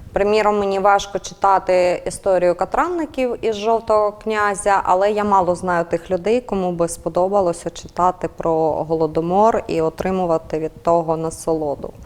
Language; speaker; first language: Ukrainian; native; Ukrainian